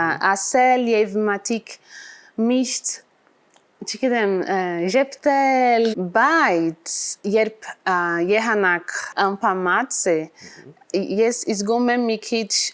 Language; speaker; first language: Armenian; non-native, learner; Portuguese